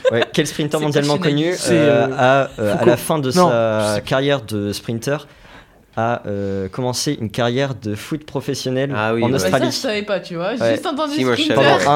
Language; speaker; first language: French; native; French